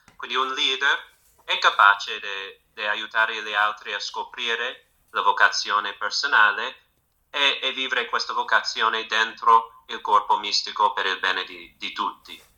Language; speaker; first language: Italian; non-native, fluent; English